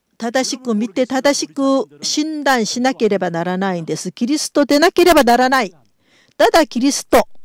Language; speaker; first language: Japanese; non-native, fluent; Korean